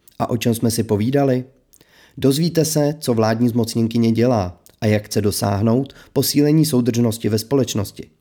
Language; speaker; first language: Czech; native; Czech